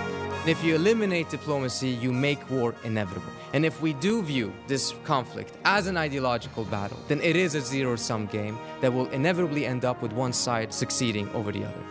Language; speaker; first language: English; non-native, fluent; Persian